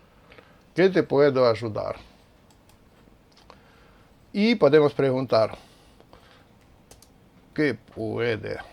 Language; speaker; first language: Spanish; non-native, fluent; Russian